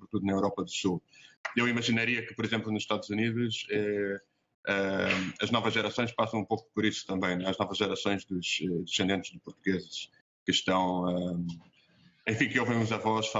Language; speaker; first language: Portuguese; native; Portuguese